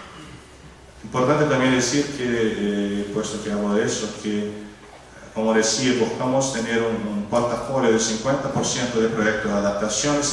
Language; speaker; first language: Spanish; non-native, fluent; Portuguese